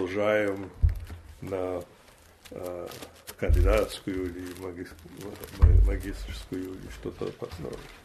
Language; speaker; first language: Russian; non-native, fluent; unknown